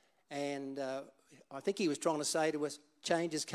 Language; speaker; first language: English; native; English